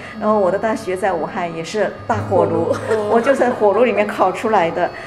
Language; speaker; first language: Chinese; native; Chinese